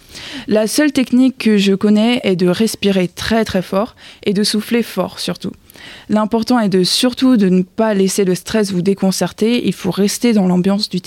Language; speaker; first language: French; native; French